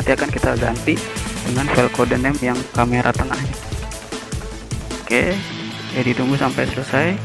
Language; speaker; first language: Indonesian; native; Indonesian